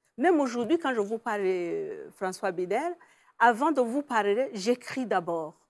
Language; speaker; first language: French; non-native, local second language; Kinyarwanda